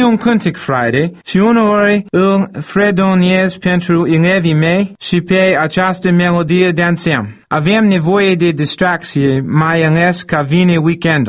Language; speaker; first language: Romanian; non-native, fluent; English